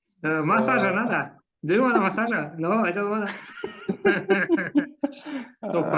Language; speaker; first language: English; non-native, learner; Russian